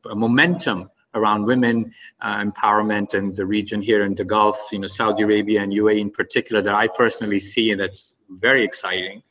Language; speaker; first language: English; non-native, fluent; Arabic